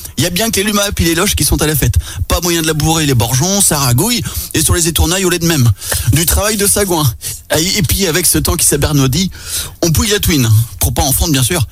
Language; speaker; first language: French; native; French